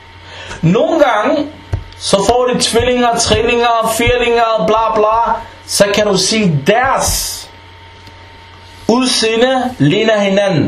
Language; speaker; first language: Danish; non-native, fluent; Arabic